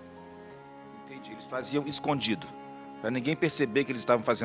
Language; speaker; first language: Portuguese; native; Portuguese